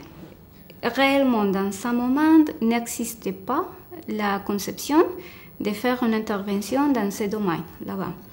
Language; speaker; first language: French; non-native, fluent; Spanish